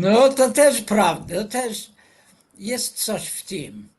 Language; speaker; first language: Polish; non-native, fluent; English